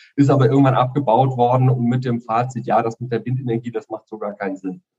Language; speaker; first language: German; native; German